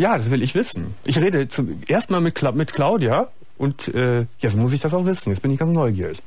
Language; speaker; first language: German; native; German